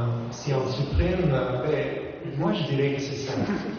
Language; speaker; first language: French; non-native, fluent; English